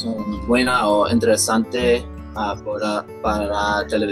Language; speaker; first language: Spanish; non-native, learner; English